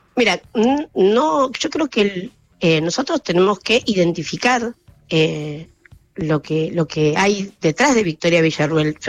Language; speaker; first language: Spanish; native; Spanish